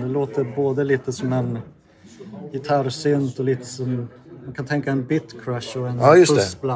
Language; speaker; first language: Swedish; native; Swedish